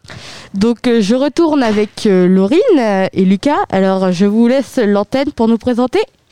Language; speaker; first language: French; native; French